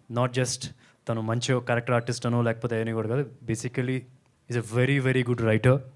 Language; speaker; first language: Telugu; native; Telugu